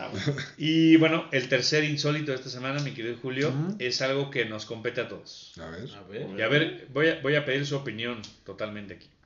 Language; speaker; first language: Spanish; native; Spanish